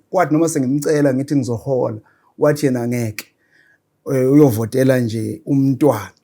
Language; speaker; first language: Zulu; native; Zulu